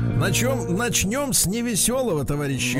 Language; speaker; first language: Russian; native; Russian